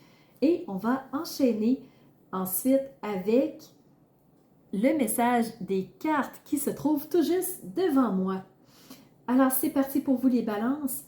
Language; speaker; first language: French; native; French